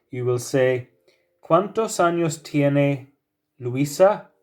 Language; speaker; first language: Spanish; non-native, fluent; English